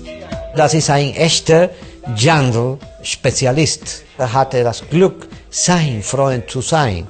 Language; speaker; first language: German; non-native, fluent; Spanish